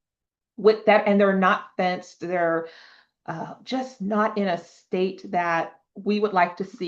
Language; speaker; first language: English; native; English